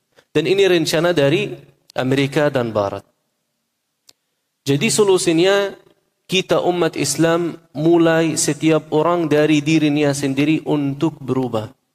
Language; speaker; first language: Indonesian; non-native, fluent; Arabic